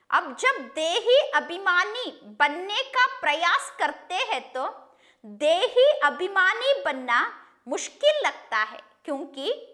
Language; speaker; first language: Hindi; non-native, local second language; Kannada